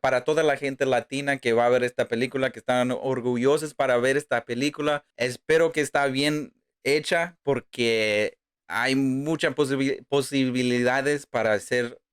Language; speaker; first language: Spanish; early bilingual, heritage; Spanish